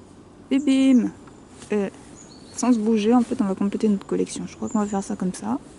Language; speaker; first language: French; native; French